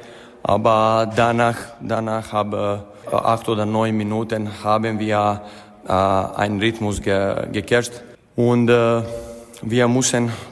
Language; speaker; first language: German; non-native, fluent; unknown